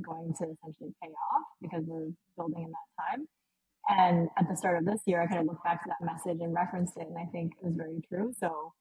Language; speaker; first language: English; native; English